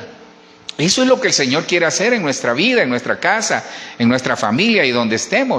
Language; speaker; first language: Spanish; native; Spanish